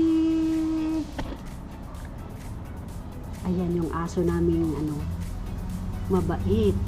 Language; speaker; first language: Filipino; non-native, local second language; Cebuano